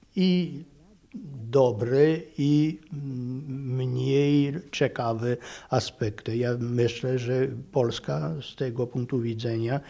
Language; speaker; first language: Polish; non-native, fluent; French